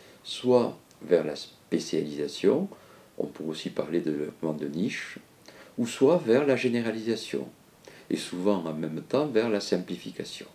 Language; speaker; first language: French; native; French